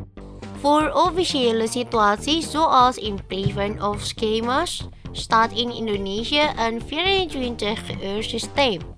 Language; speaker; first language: Dutch; non-native, learner; Indonesian